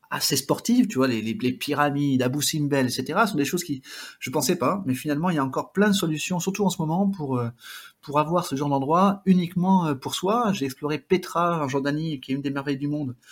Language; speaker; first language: French; native; French